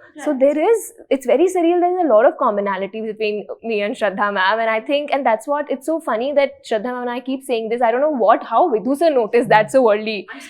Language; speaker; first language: English; non-native, local second language; Hindi